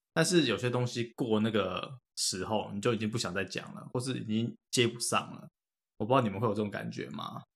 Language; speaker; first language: Chinese; native; Chinese